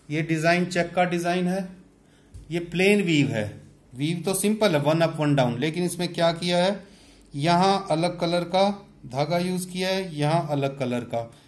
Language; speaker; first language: Hindi; native; Hindi